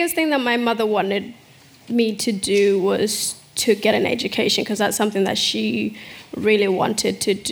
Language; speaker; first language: English; early bilingual, other home language; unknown